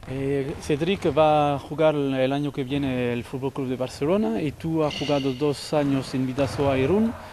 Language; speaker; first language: Spanish; non-native, fluent; French